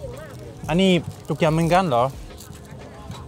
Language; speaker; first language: Thai; non-native, learner; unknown